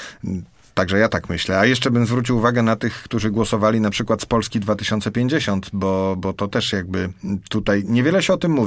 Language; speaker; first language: Polish; native; Polish